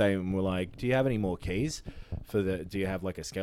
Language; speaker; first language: English; native; English